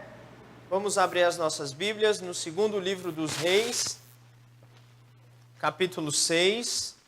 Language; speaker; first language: Portuguese; native; Portuguese